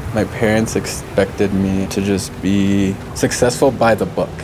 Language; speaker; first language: English; native; English